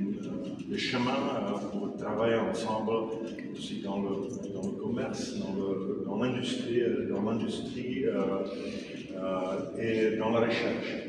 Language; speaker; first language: French; non-native, fluent; Czech